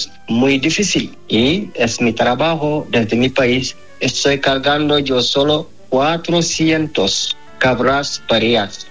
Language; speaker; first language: Spanish; non-native, learner; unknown